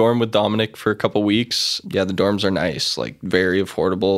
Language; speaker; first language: English; native; English